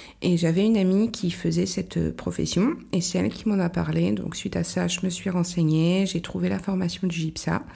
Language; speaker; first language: French; native; French